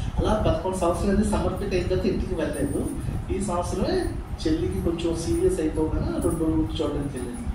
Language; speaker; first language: Telugu; non-native, local second language; Urdu